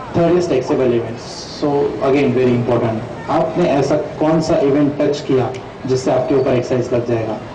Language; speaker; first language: Hindi; non-native, local second language; Sindhi